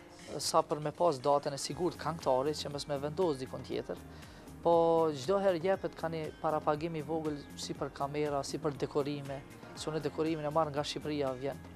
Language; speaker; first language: Albanian; native; Albanian